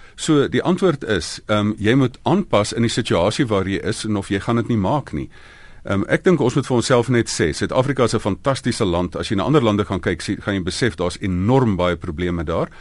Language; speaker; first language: Afrikaans; native; Afrikaans